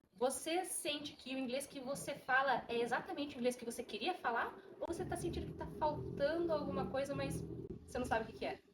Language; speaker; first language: Portuguese; native; Portuguese